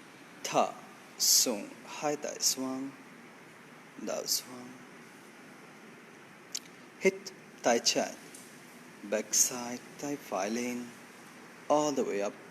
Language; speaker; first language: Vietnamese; non-native, learner; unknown